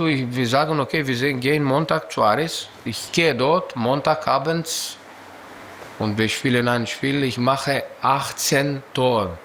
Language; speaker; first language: German; non-native, learner; Greek